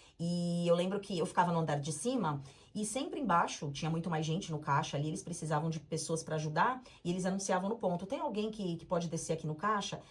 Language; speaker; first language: Portuguese; native; Portuguese